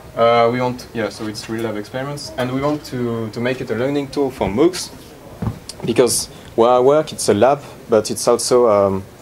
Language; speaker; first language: English; non-native, fluent; French